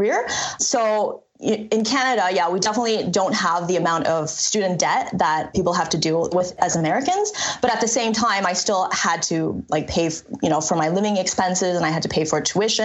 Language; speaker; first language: English; early bilingual, other home language; Chinese